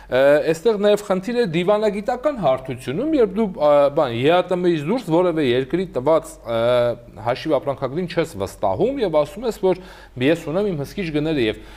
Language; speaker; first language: Armenian; native; Armenian